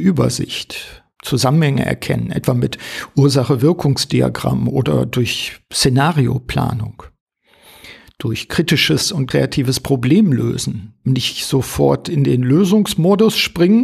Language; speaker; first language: German; native; German